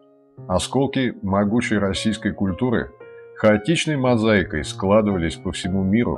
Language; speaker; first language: Russian; native; Russian